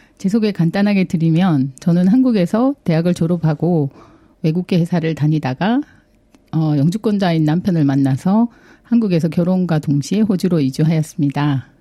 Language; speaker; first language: Korean; native; Korean